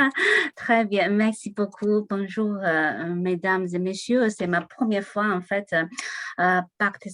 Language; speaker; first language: French; non-native, learner; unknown